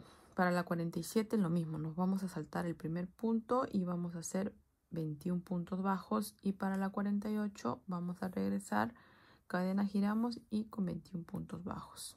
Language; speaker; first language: Spanish; native; Spanish